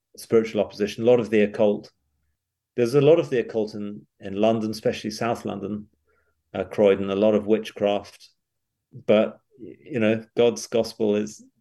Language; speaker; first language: English; native; English